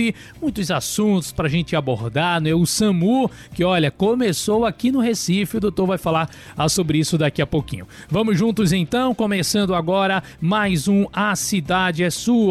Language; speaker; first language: Portuguese; native; Portuguese